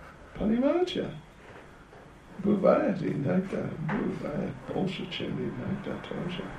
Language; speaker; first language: Russian; non-native, learner; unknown